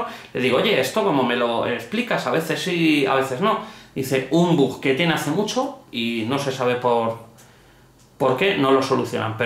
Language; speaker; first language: Spanish; native; Spanish